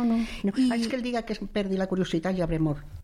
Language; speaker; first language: Catalan; non-native, local second language; Spanish